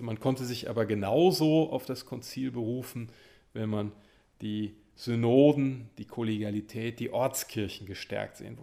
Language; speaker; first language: German; native; German